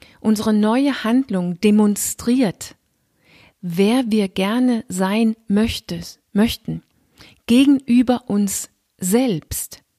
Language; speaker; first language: German; non-native, fluent; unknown